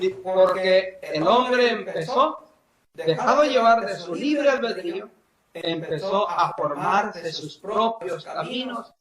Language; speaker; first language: Spanish; native; Spanish